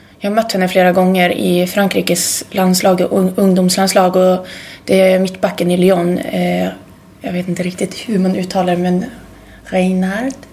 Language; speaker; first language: Swedish; native; Swedish